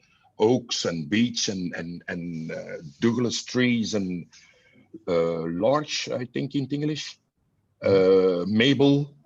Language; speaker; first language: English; non-native, learner; Dutch